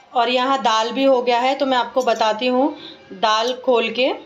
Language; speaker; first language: Hindi; native; Hindi